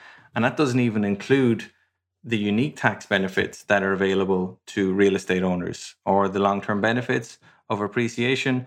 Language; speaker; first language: English; native; English